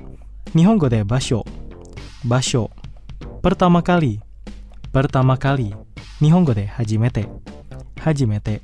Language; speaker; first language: Japanese; non-native, fluent; Indonesian